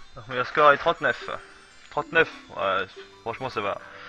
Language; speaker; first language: French; native; French